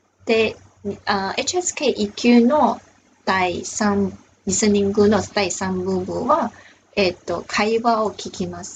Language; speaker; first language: Japanese; non-native, fluent; Chinese